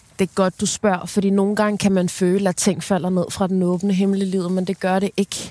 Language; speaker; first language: Danish; early bilingual, other home language; Ukrainian